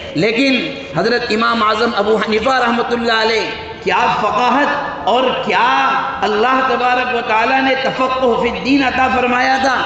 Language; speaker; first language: Urdu; native; Urdu